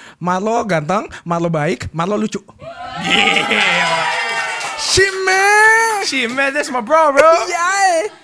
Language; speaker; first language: Indonesian; native; Indonesian